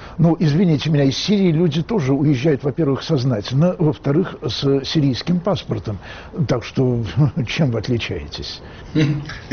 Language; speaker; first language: Russian; native; Russian